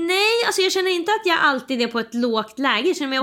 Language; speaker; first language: Swedish; native; Swedish